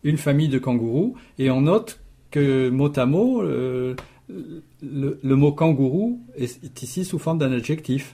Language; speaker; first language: French; native; French